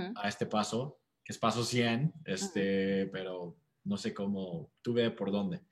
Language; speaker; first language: Spanish; non-native, fluent; English